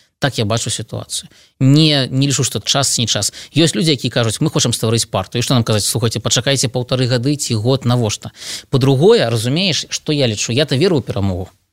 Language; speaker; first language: Belarusian; non-native, local second language; Russian